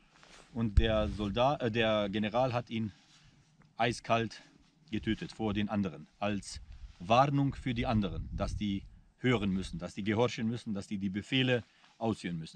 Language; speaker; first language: German; non-native, fluent; Bosnian